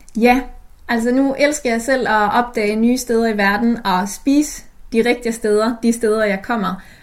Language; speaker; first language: Danish; native; Danish